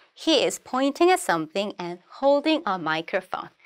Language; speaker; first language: English; non-native, fluent; Korean